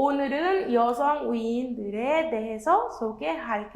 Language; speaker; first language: Korean; non-native, fluent; Spanish